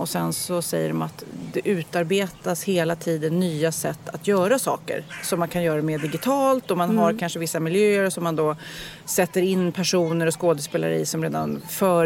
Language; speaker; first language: Swedish; native; Swedish